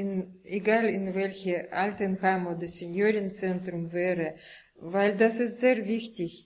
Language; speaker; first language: German; non-native, learner; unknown